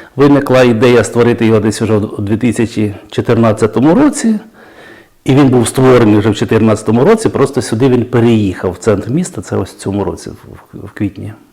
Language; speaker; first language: Ukrainian; native; Ukrainian